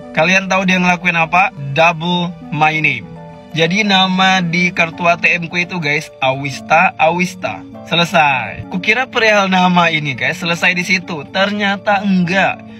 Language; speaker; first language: Indonesian; native; Indonesian